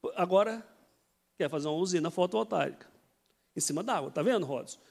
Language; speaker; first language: Portuguese; native; Portuguese